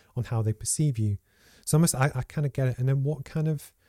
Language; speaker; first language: English; native; English